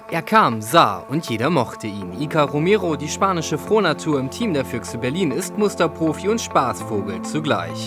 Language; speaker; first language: German; native; German